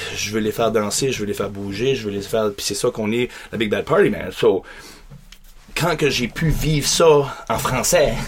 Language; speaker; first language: French; native; French